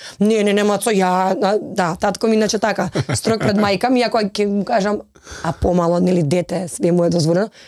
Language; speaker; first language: Macedonian; native; Macedonian